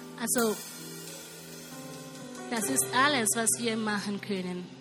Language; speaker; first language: German; non-native, learner; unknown